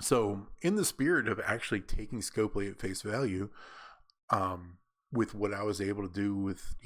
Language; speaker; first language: English; native; English